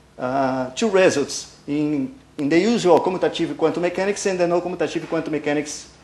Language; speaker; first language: English; non-native, learner; Portuguese